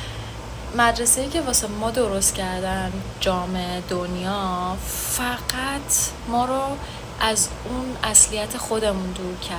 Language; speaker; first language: Persian; native; Persian